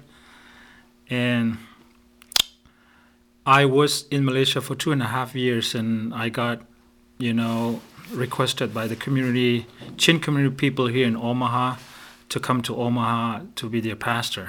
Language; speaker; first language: English; non-native, fluent; Burmese